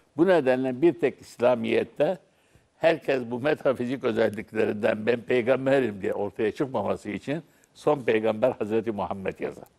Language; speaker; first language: Turkish; non-native, local second language; Arabic